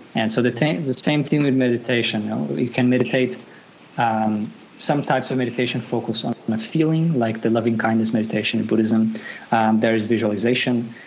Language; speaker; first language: English; non-native, fluent; Portuguese